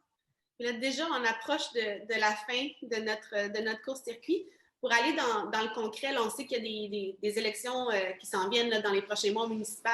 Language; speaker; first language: French; native; French